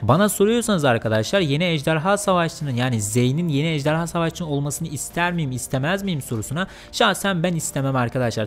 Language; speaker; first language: Turkish; native; Turkish